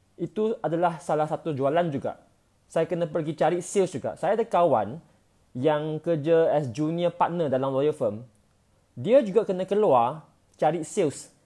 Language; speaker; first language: Malay; non-native, local second language; Chinese